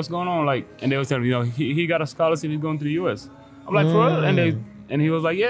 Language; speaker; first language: English; non-native, fluent; Wolof